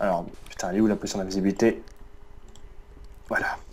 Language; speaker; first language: French; native; French